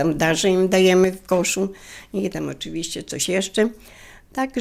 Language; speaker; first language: Polish; native; Polish